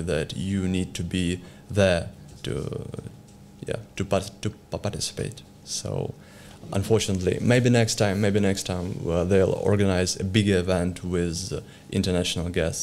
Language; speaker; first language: English; non-native, learner; Ukrainian